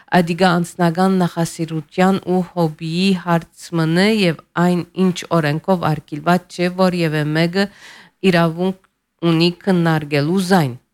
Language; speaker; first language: Armenian; early bilingual, heritage; Armenian